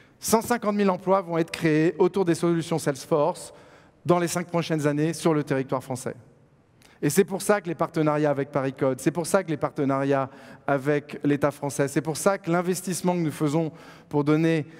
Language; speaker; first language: French; native; French